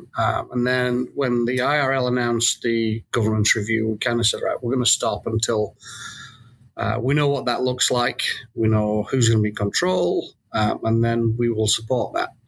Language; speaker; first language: English; native; English